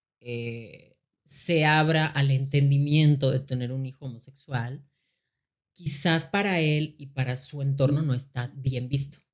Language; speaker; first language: Spanish; native; Spanish